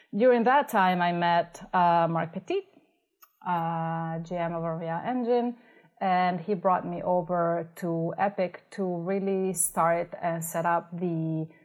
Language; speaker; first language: English; non-native, fluent; Italian